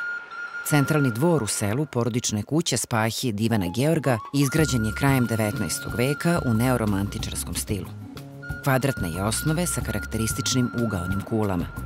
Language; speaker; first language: Serbian; native; Serbian